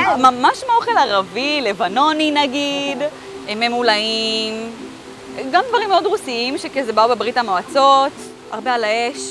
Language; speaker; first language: Hebrew; early bilingual, other home language; Armenian